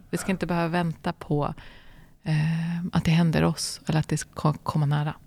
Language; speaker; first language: Swedish; early bilingual, other home language; Arabic